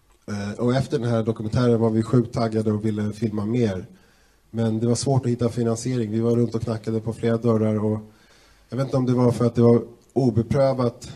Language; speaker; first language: Swedish; native; Swedish